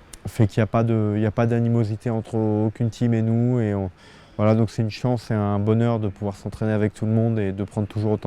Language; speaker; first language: French; native; French